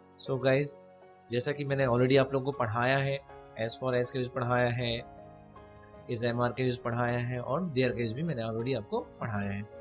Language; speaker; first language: Hindi; native; Hindi